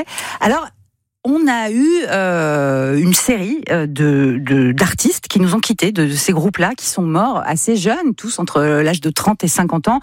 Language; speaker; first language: French; native; French